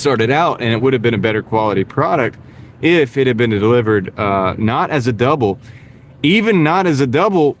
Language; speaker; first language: English; native; English